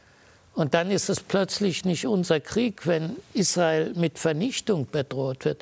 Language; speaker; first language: German; early bilingual, heritage; German